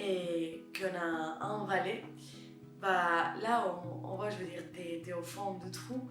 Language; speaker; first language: French; non-native, fluent; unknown